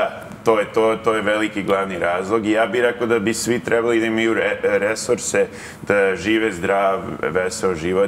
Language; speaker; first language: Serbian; early bilingual, heritage; Serbian